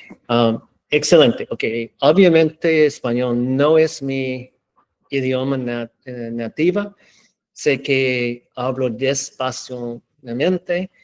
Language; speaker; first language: Spanish; non-native, learner; English